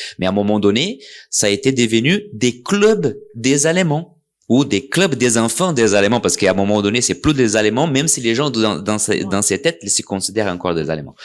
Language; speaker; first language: French; non-native, fluent; Portuguese